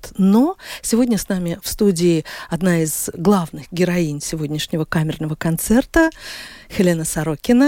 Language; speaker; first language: Russian; native; Russian